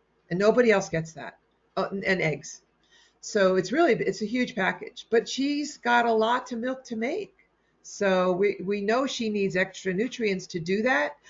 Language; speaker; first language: English; native; English